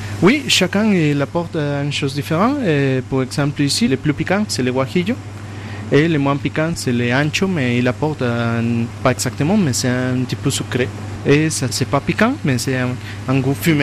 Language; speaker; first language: French; non-native, learner; Spanish